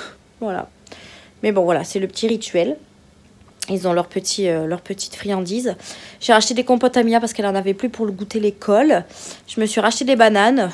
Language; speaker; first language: French; native; French